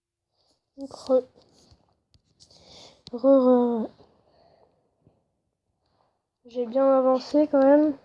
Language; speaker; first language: French; native; French